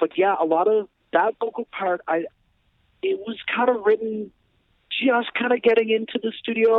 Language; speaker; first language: English; native; English